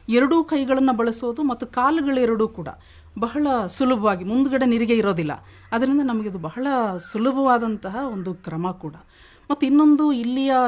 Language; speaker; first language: Kannada; non-native, local second language; Kodava